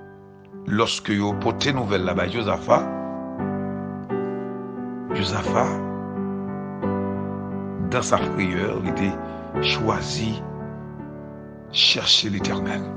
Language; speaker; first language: French; non-native, local second language; Haitian Creole